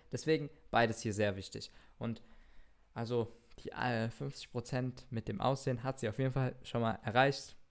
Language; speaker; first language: German; early bilingual, other home language; Turkish